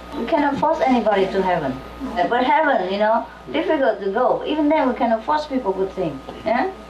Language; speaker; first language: English; non-native, fluent; Vietnamese